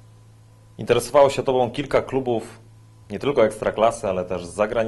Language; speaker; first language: Polish; native; Polish